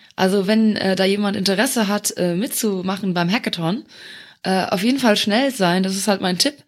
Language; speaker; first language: German; non-native, local second language; Luxembourgish